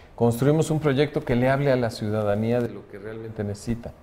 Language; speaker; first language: Spanish; native; Spanish